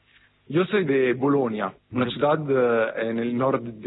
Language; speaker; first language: Spanish; non-native, fluent; Italian